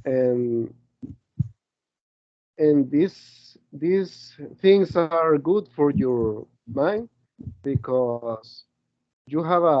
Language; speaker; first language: English; non-native, learner; Spanish